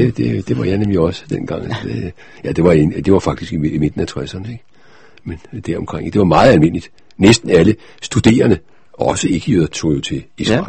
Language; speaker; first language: Danish; native; Danish